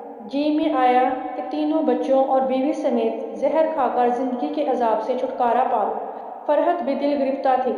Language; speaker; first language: Urdu; native; Urdu